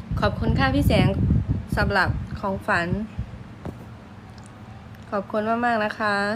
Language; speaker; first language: Thai; non-native, local second language; Shan